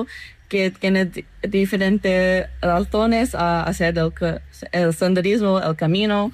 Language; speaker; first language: Spanish; non-native, learner; English